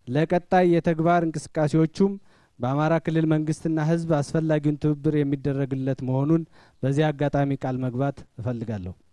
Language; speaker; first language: Amharic; native; Amharic